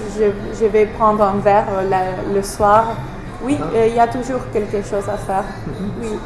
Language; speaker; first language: French; non-native, fluent; English